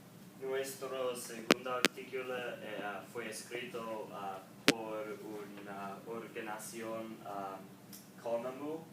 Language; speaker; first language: Spanish; non-native, learner; English